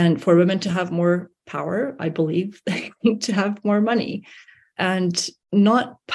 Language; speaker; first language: English; early bilingual, other home language; Hungarian